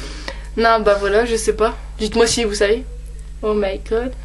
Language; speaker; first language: French; native; French